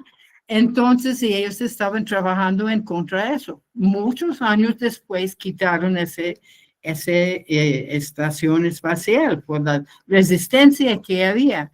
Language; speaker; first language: Spanish; non-native, fluent; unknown